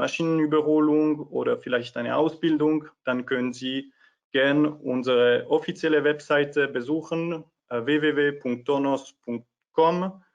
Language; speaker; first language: German; non-native, fluent; French